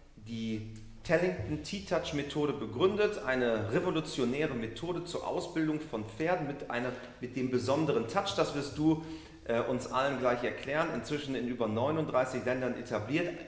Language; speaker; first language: German; native; German